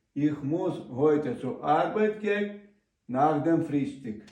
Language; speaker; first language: German; non-native, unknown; Ukrainian